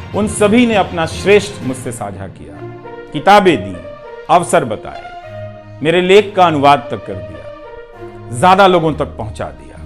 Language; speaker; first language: Hindi; non-native, local second language; Bhojpuri